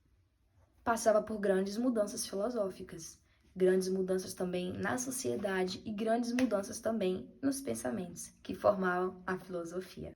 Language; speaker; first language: Portuguese; native; Portuguese